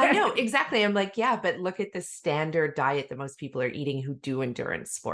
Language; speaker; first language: English; native; English